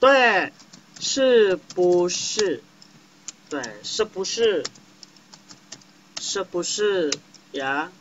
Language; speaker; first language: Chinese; non-native, fluent; Indonesian